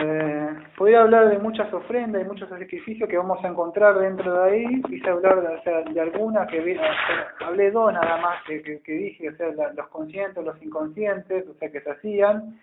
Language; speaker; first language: Spanish; native; Spanish